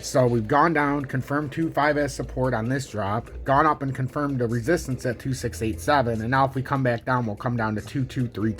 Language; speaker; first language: English; native; English